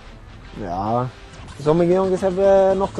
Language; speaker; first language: Dutch; non-native, learner; Estonian